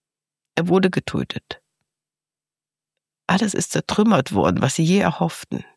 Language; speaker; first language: German; native; German